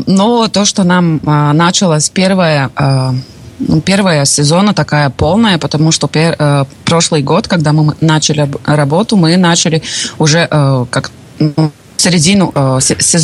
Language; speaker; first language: Russian; non-native, local second language; Latvian